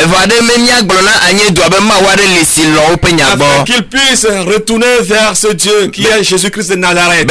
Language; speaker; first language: French; non-native, local second language; Ewe